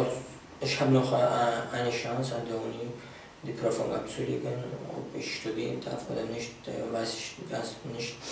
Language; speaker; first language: German; non-native, fluent; Arabic